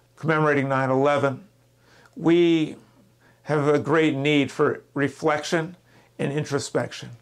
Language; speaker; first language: English; native; English